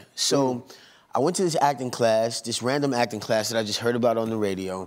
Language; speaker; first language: English; native; English